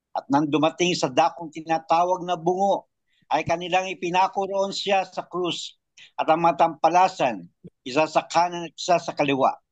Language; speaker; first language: Filipino; native; Filipino